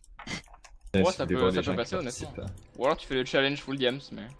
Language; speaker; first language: French; native; French